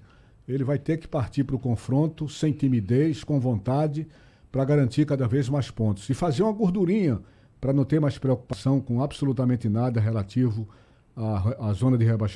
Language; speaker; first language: Portuguese; native; Portuguese